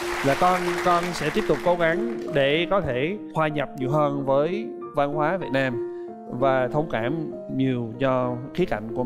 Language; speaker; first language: Vietnamese; non-native, fluent; English